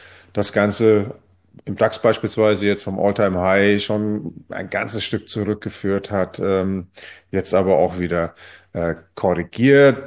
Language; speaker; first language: German; native; German